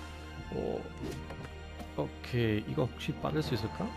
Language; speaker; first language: Korean; non-native, fluent; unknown